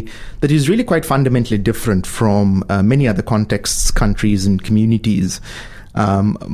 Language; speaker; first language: English; non-native, local second language; Sinhala